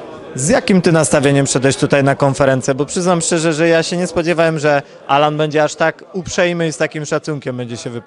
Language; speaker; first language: Polish; native; Polish